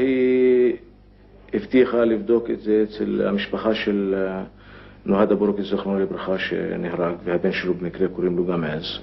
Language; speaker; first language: Hebrew; non-native, local second language; Arabic